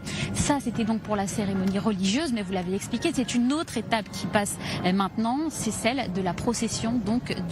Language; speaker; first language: French; native; French